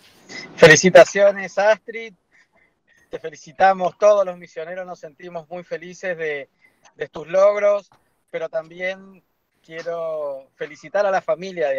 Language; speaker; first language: Spanish; native; Spanish